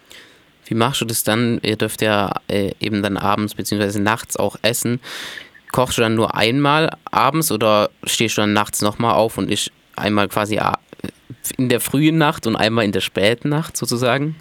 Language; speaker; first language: German; native; German